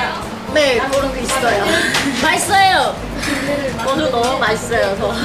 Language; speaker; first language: Korean; non-native, fluent; Vietnamese